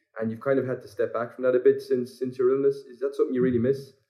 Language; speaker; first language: English; native; English